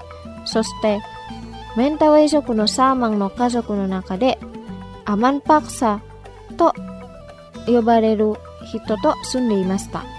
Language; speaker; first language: Japanese; non-native, fluent; Indonesian